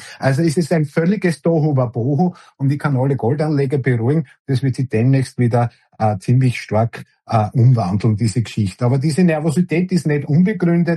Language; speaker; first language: German; native; German